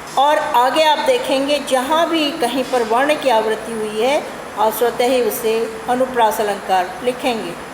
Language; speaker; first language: Hindi; native; Hindi